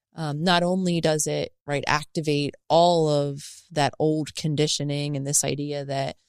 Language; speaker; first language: English; native; English